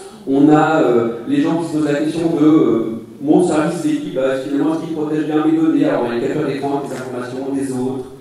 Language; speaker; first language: French; native; French